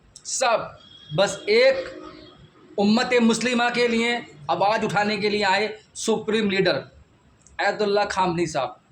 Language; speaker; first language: Hindi; native; Hindi